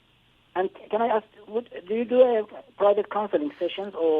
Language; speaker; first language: English; non-native, fluent; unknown